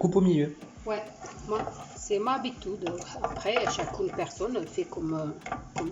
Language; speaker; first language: French; non-native, learner; Portuguese